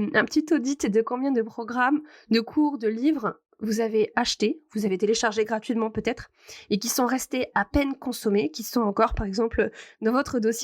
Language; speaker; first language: French; native; French